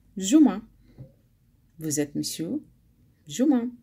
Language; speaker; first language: French; non-native, learner; Arabic